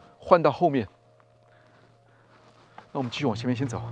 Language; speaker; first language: Chinese; native; Chinese